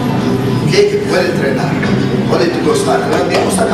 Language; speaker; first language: Spanish; non-native, learner; Portuguese